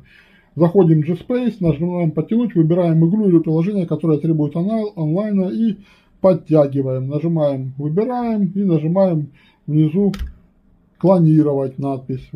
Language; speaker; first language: Russian; native; Russian